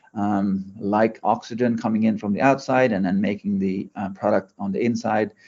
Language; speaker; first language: English; non-native, fluent; Norwegian